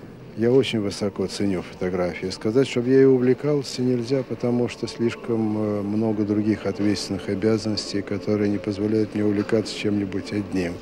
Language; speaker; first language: Russian; native; Russian